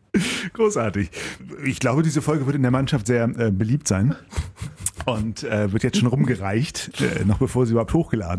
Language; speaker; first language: German; native; German